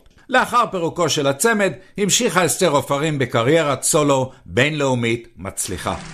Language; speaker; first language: Hebrew; native; Hebrew